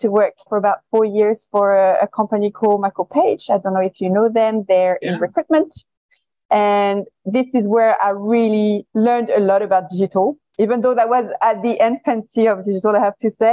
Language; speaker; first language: English; non-native, fluent; French